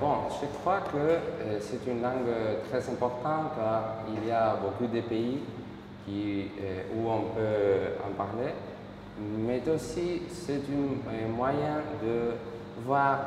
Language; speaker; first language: French; non-native, fluent; Spanish